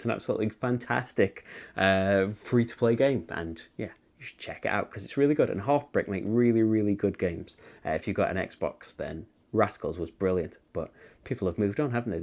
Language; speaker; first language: English; native; English